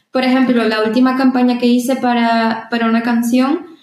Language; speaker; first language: Spanish; native; Spanish